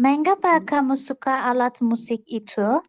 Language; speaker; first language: Indonesian; non-native, learner; Turkish